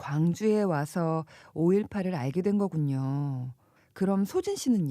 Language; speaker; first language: Korean; native; Korean